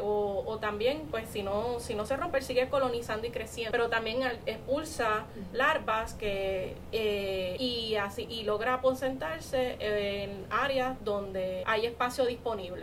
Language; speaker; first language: Spanish; native; Spanish